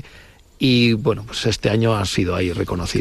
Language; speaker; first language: Spanish; native; Spanish